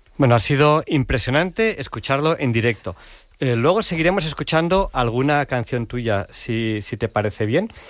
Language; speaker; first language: Spanish; native; Spanish